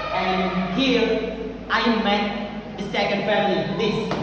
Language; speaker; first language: English; non-native, learner; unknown